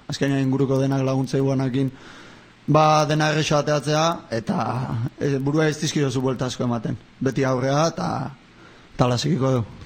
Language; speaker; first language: Basque; native; Basque